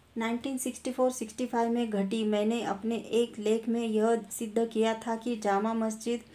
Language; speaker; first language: Hindi; non-native, local second language; Marathi